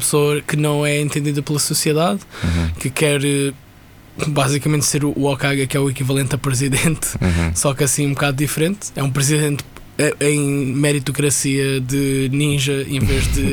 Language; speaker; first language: Portuguese; native; Portuguese